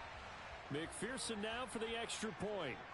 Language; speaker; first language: English; native; English